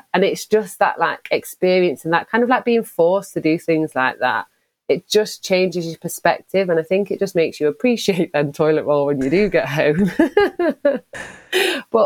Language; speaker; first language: English; native; English